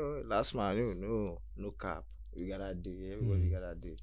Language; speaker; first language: English; non-native, local second language; Yoruba